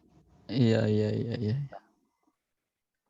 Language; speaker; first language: Indonesian; native; Indonesian